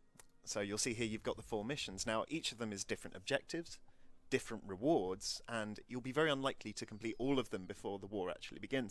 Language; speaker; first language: English; native; English